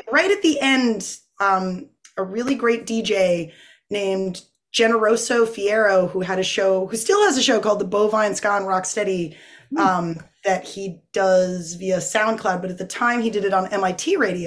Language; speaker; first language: English; native; English